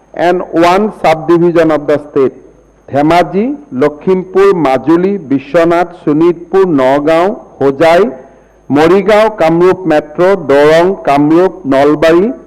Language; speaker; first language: English; non-native, local second language; Assamese